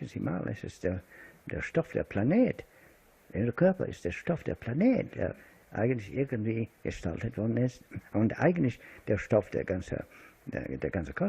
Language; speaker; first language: German; non-native, fluent; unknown